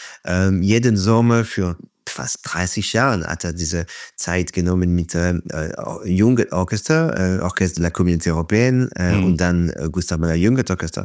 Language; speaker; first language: German; non-native, fluent; French